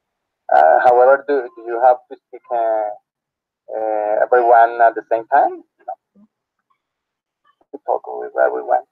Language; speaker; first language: English; non-native, learner; Spanish